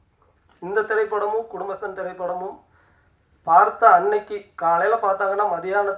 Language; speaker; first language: Tamil; native; Tamil